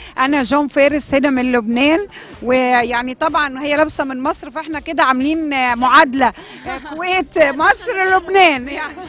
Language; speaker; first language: Arabic; native; Arabic